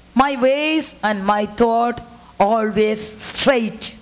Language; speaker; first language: English; non-native, local second language; Tamil